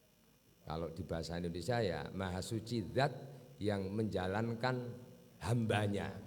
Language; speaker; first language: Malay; non-native, local second language; Javanese